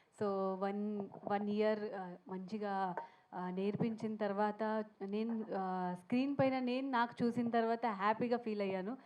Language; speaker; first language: Telugu; non-native, learner; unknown